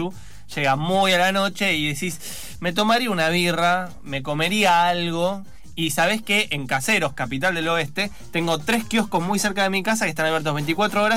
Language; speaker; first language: Spanish; native; Spanish